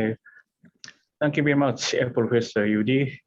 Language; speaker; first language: English; non-native, fluent; Japanese